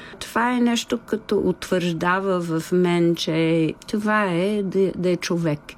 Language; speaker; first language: Bulgarian; non-native, fluent; English